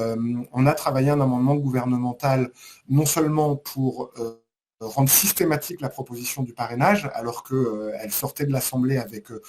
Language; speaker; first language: French; native; French